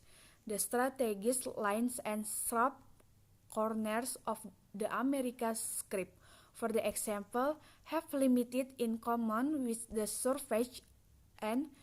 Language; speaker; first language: English; non-native, learner; Indonesian